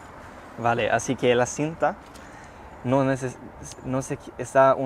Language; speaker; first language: Spanish; non-native, fluent; Swedish